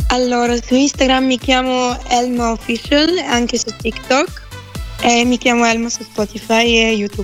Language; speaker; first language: Italian; non-native, fluent; Bulgarian